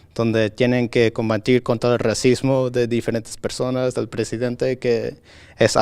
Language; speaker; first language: Spanish; native; Spanish